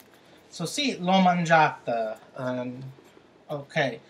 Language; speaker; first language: Italian; non-native, fluent; English